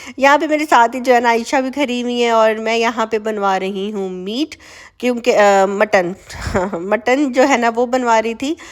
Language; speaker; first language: Urdu; native; Urdu